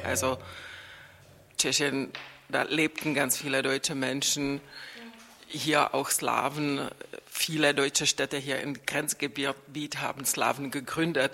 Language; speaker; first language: German; non-native, fluent; Czech